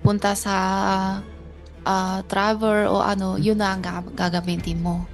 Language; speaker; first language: Filipino; early bilingual, other home language; Chinese